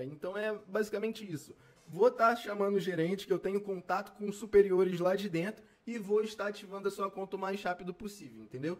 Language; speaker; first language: Portuguese; native; Portuguese